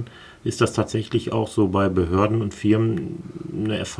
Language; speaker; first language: German; native; German